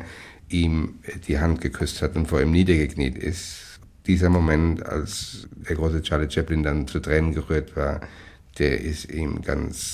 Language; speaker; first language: German; native; German